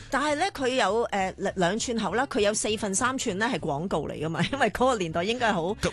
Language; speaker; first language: Cantonese; native; Cantonese